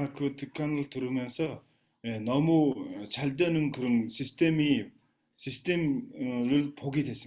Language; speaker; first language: Korean; non-native, fluent; Mongolian